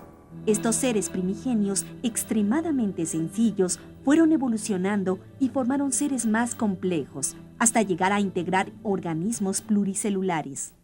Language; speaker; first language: Spanish; native; Spanish